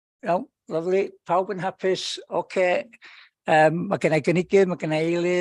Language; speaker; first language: Welsh; native; Welsh